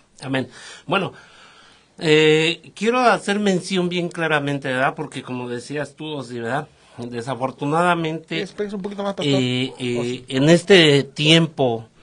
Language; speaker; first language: Spanish; native; Spanish